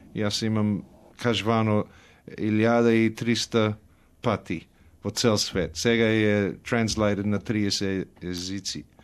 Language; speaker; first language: Macedonian; early bilingual, heritage; Macedonian